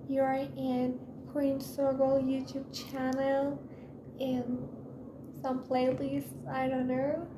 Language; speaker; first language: English; non-native, learner; Persian